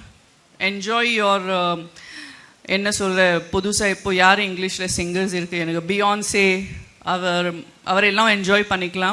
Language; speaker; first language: Tamil; non-native, local second language; Gujarati